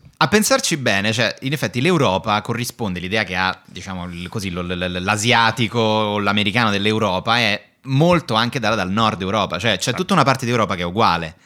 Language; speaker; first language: Italian; native; Italian